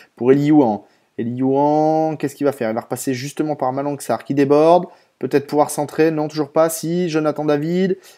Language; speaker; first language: French; native; French